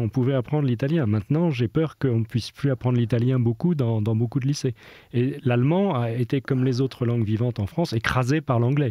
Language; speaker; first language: French; native; French